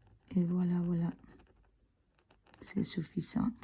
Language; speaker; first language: French; non-native, fluent; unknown